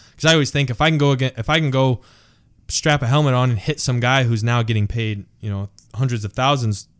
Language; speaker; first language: English; native; English